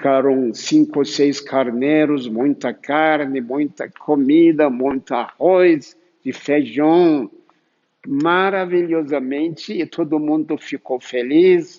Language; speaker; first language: Portuguese; non-native, fluent; Turkish